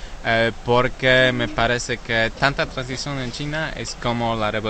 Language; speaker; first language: Spanish; non-native, learner; Polish